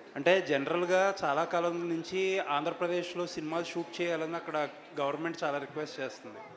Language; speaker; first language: Telugu; native; Telugu